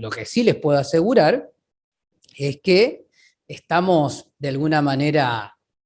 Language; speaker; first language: Spanish; native; Spanish